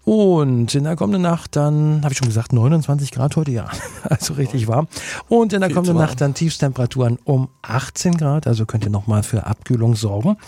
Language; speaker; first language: German; native; German